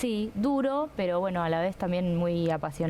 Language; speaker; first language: Spanish; native; Spanish